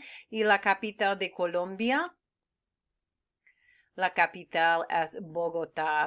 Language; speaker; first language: Spanish; non-native, fluent; English